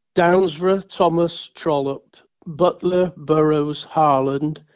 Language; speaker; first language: English; native; English